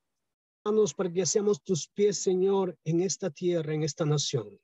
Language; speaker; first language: Spanish; native; Spanish